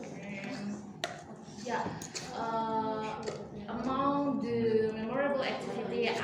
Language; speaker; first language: English; non-native, learner; Indonesian